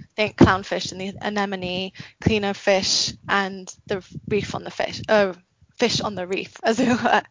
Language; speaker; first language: English; native; English